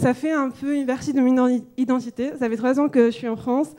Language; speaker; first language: French; non-native, local second language; Arabic